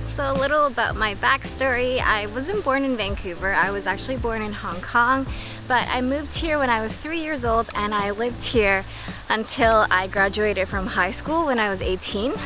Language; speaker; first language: English; native; English